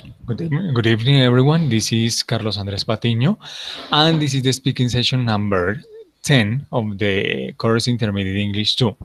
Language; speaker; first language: English; non-native, fluent; Spanish